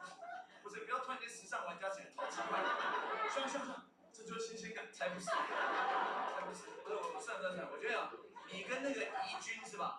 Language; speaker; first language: Chinese; native; Chinese